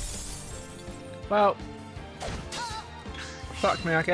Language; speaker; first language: English; native; English